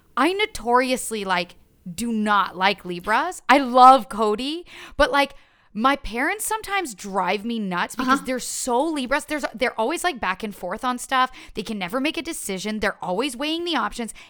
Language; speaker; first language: English; non-native, fluent; French